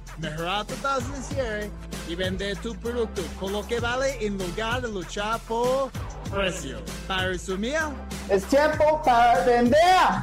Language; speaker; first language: Spanish; non-native, fluent; English